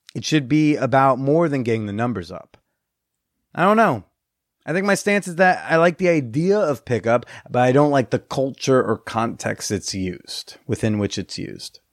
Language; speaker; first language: English; native; English